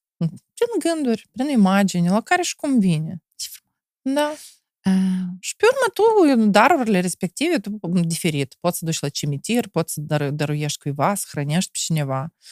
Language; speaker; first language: Romanian; non-native, local second language; Russian